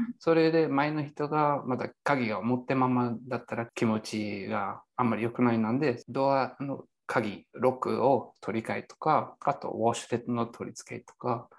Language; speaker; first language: Japanese; non-native, fluent; English